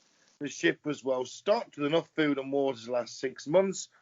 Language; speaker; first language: English; native; English